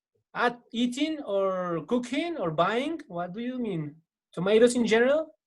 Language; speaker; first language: English; non-native, fluent; Spanish